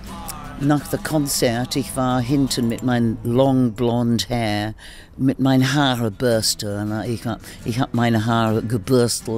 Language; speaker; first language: German; non-native, learner; English